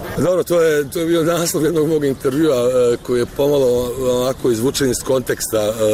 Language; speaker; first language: Croatian; native; Croatian